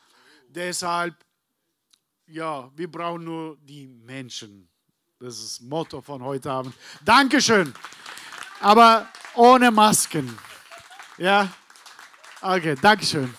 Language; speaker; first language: German; non-native, learner; Turkish